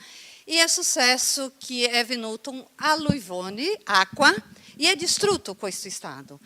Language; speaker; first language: Italian; non-native, learner; Portuguese